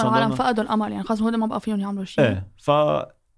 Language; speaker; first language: Arabic; native; Arabic